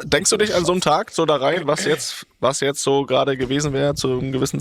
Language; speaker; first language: German; native; German